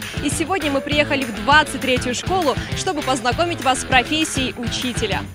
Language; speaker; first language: Russian; native; Russian